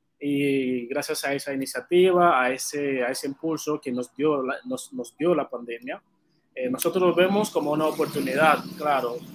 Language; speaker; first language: Spanish; non-native, fluent; Haitian Creole